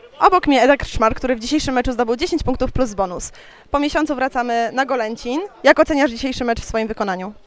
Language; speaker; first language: Polish; native; Polish